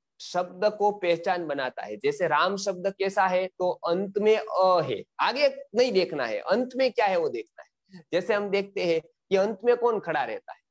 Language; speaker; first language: Hindi; non-native, local second language; Gujarati